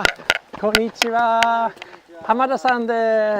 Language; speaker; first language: Japanese; non-native, learner; English